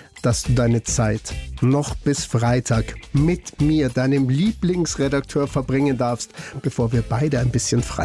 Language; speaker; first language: German; native; German